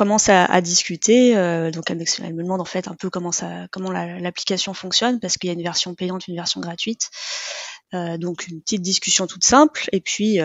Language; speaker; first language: French; native; French